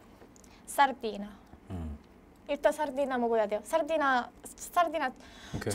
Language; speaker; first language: Korean; non-native, learner; Italian